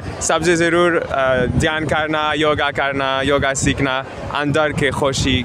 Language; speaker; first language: Hindi; non-native, learner; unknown